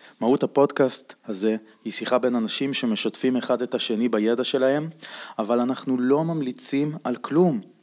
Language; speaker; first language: Hebrew; native; Hebrew